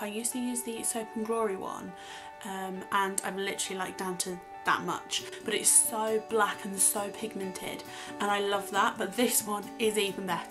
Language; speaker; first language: English; native; English